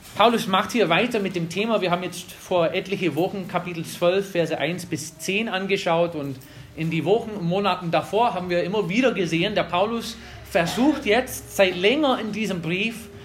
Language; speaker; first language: German; non-native, fluent; English